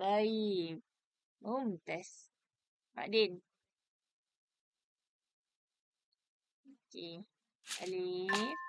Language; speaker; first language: Arabic; non-native, learner; Malay